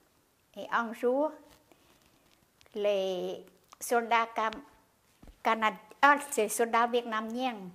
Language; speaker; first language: French; non-native, learner; Khmer